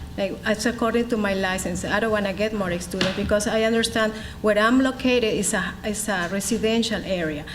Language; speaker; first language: English; non-native, learner; Spanish